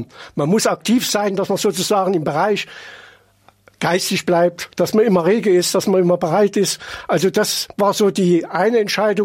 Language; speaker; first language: German; native; German